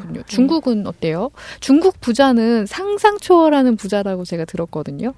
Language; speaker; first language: Korean; native; Korean